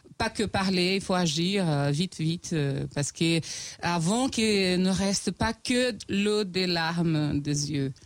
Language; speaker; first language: French; non-native, fluent; Portuguese